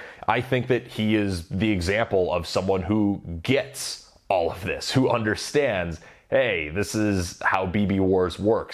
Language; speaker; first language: English; native; English